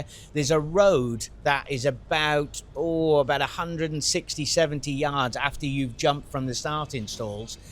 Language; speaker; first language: English; native; English